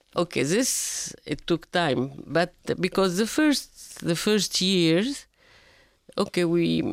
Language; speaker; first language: English; non-native, fluent; Arabic